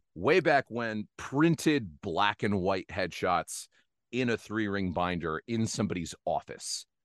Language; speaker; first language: English; native; English